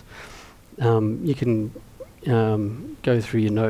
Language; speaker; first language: English; native; English